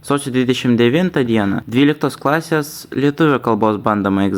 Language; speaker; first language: Lithuanian; non-native, local second language; Russian